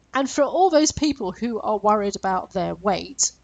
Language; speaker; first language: English; native; English